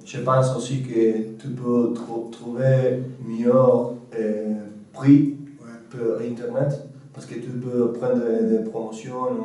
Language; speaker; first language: French; non-native, learner; Spanish